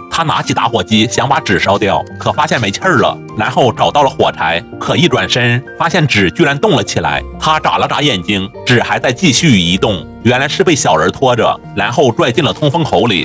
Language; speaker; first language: Chinese; native; Chinese